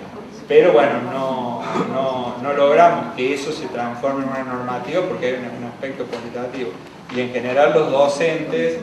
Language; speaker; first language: Spanish; native; Spanish